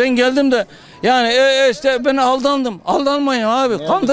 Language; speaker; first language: Turkish; native; Turkish